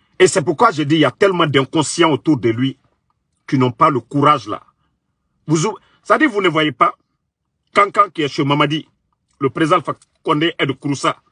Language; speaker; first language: French; non-native, local second language; Mandingo